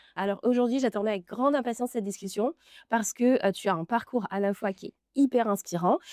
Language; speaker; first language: French; native; French